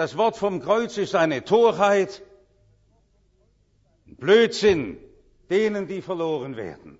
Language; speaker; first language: German; native; German